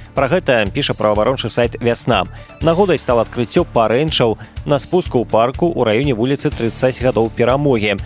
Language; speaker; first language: Belarusian; native; Belarusian